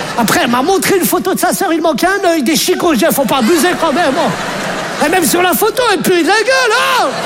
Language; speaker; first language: French; native; French